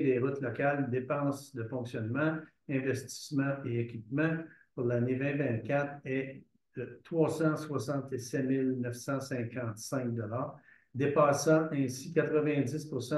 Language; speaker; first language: French; native; French